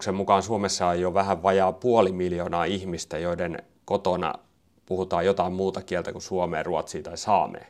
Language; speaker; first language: Finnish; native; Finnish